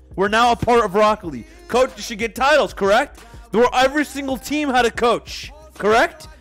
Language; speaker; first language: English; native; English